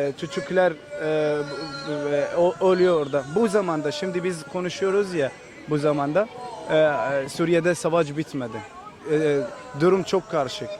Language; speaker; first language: Turkish; non-native, learner; Arabic